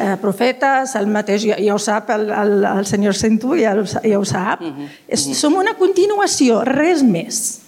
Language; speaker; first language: Catalan; non-native, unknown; Berber languages